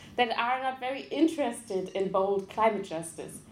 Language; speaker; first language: English; non-native, fluent; German